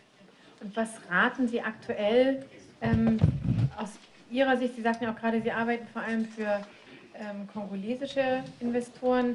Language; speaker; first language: German; native; German